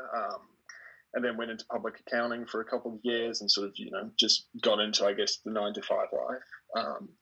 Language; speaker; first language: English; native; English